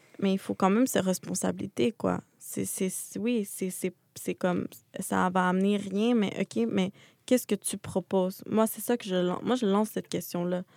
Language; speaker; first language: French; native; French